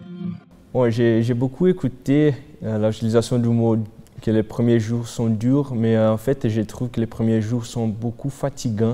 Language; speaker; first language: French; non-native, fluent; Portuguese